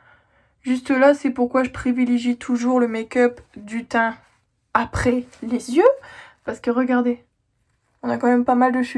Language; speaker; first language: French; native; French